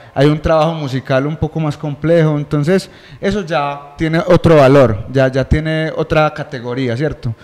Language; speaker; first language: Spanish; native; Spanish